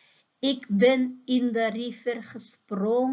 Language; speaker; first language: Dutch; non-native, fluent; Uyghur